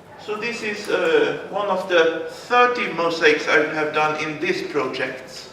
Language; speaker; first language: English; non-native, learner; Swedish